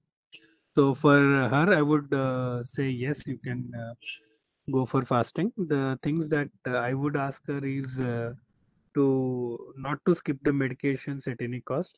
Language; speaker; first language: English; non-native, local second language; Telugu